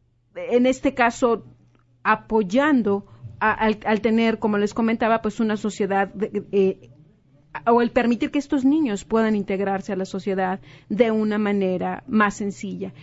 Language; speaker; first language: Spanish; native; Spanish